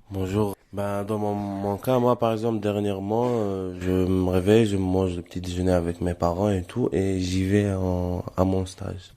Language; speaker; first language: French; non-native, fluent; Arabic